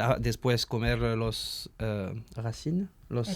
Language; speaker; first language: Spanish; non-native, learner; French